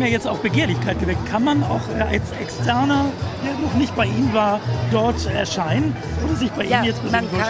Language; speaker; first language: German; native; German